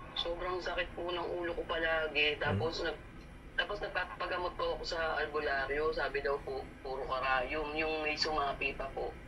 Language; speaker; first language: Filipino; native; Filipino